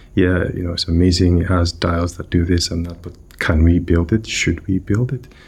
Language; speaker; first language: English; non-native, local second language; Yoruba